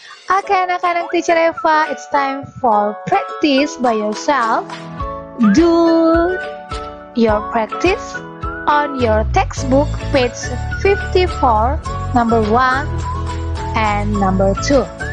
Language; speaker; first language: English; non-native, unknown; Indonesian